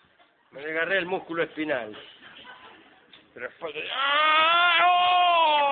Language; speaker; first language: Spanish; native; Spanish